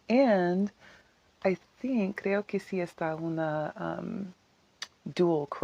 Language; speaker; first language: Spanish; non-native, learner; English